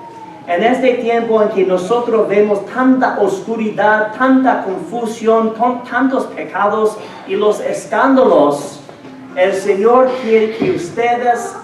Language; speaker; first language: Spanish; non-native, fluent; English